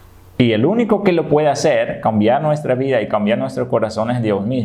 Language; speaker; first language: Spanish; non-native, fluent; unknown